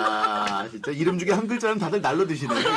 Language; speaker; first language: Korean; native; Korean